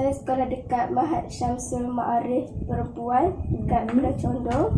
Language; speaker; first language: Malay; native; Malay